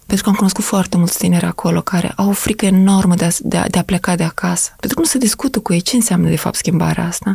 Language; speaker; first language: Romanian; native; Romanian